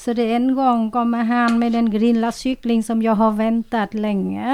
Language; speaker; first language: Swedish; non-native, learner; Vietnamese